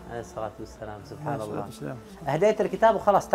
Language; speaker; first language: Arabic; native; Arabic